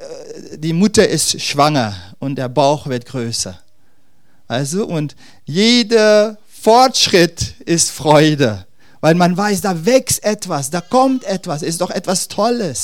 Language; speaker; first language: German; non-native, fluent; Dutch